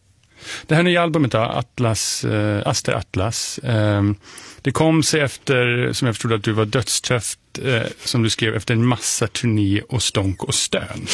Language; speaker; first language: Swedish; native; Swedish